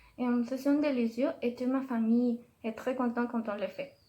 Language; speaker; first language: French; non-native, learner; Spanish